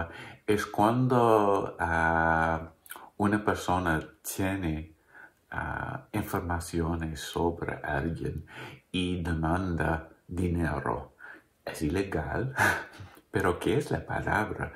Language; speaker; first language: Spanish; non-native, learner; English